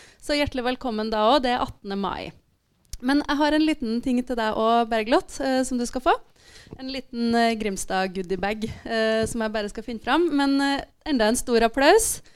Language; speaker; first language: Norwegian; native; Norwegian